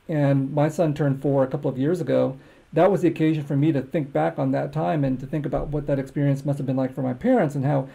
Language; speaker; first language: English; native; English